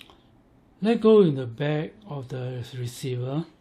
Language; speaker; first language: English; non-native, learner; Chinese